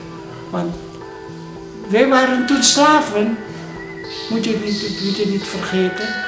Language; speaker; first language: Dutch; non-native, fluent; Indonesian